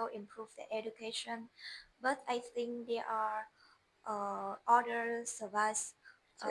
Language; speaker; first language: English; non-native, learner; Vietnamese